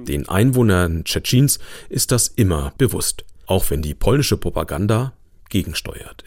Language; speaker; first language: German; native; German